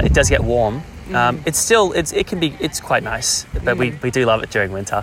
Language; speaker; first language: English; native; English